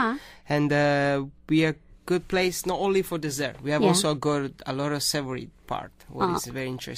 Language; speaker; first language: English; non-native, learner; Italian